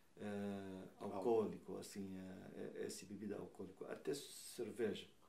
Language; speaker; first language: Portuguese; non-native, learner; Arabic